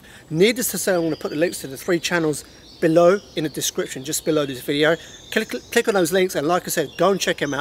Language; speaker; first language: English; native; English